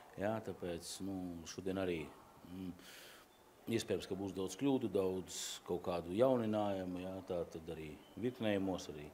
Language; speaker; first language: Latvian; native; Latvian